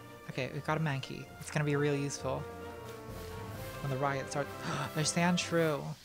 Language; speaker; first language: English; native; English